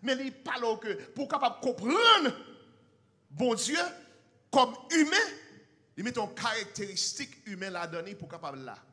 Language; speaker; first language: French; non-native, learner; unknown